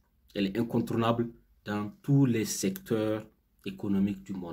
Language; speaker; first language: French; non-native, local second language; Hausa